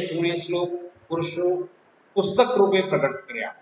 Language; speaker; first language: Hindi; non-native, local second language; Gujarati